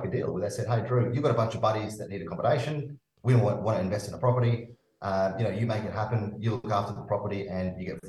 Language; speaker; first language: English; native; English